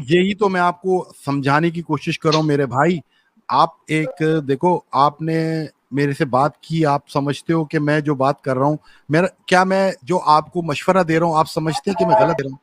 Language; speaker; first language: Urdu; native; Urdu